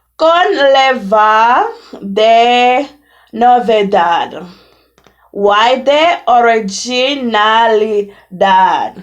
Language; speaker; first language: Spanish; non-native, learner; English